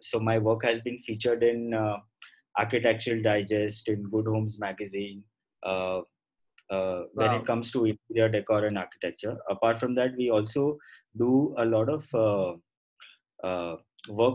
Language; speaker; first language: English; non-native, local second language; Gujarati